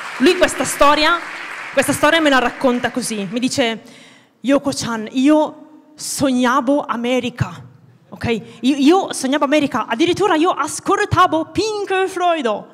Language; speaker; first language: Italian; native; Italian